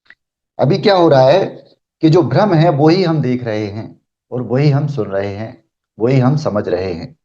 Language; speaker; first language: Hindi; native; Hindi